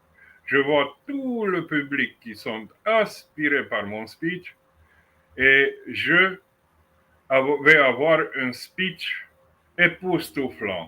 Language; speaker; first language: French; non-native, fluent; Romanian